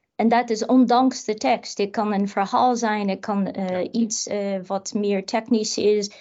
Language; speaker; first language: Dutch; non-native, fluent; English